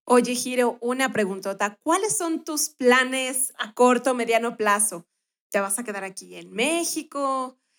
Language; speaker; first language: Spanish; native; Spanish